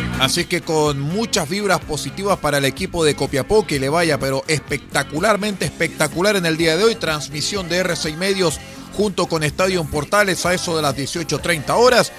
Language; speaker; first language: Spanish; native; Spanish